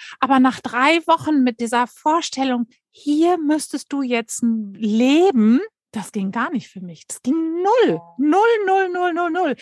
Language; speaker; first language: German; native; German